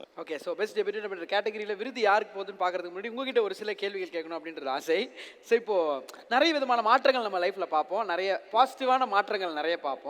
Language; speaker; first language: Tamil; native; Tamil